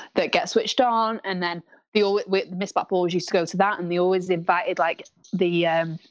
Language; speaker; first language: English; native; English